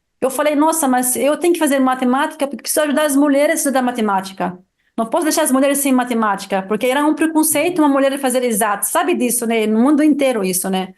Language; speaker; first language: Portuguese; non-native, fluent; Arabic